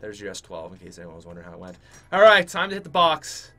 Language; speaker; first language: English; native; English